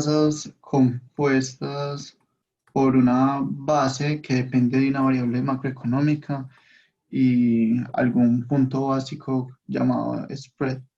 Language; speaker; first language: Spanish; native; Spanish